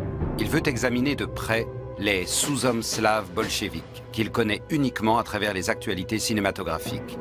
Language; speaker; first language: French; native; French